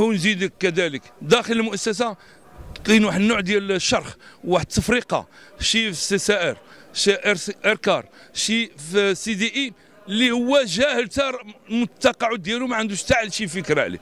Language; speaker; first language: Arabic; native; Arabic